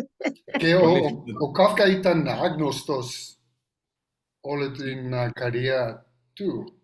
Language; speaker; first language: Greek; non-native, learner; English